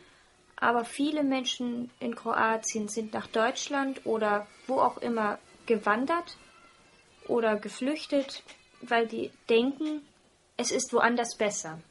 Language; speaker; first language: German; early bilingual, other home language; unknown